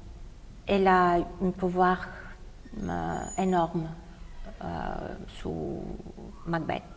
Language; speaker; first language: French; non-native, fluent; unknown